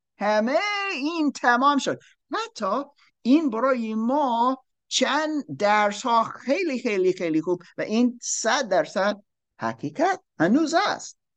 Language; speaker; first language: Persian; non-native, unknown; English